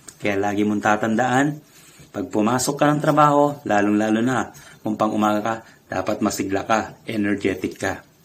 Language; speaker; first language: Filipino; native; Filipino